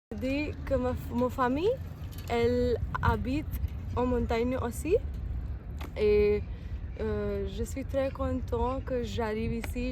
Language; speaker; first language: French; non-native, learner; Hindi